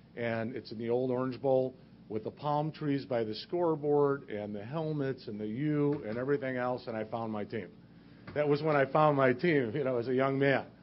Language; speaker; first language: English; native; English